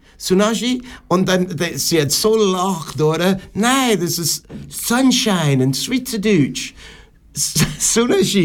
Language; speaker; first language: German; non-native, learner; English